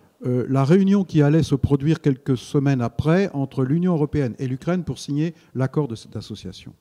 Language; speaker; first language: French; native; French